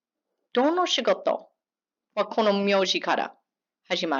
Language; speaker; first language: Japanese; non-native, learner; English